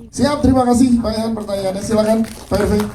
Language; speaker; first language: Indonesian; native; Indonesian